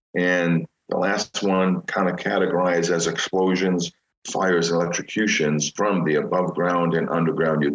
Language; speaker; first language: English; native; English